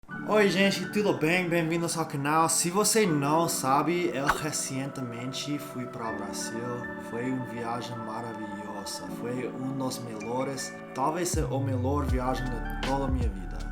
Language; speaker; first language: Portuguese; non-native, learner; English